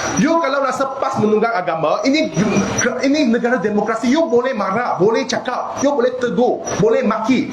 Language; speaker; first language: Malay; non-native, local second language; Chinese